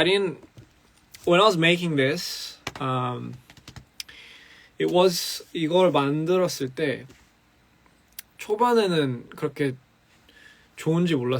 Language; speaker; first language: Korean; early bilingual, heritage; English